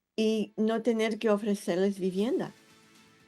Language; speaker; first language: Spanish; non-native, fluent; English